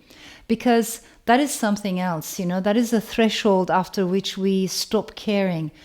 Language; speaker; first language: English; non-native, fluent; Turkish